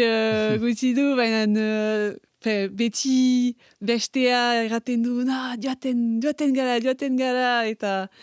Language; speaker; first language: Basque; non-native, local second language; French